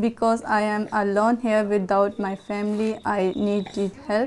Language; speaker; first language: English; non-native, learner; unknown